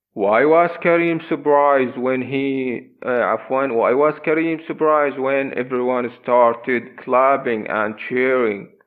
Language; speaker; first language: English; non-native, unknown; Arabic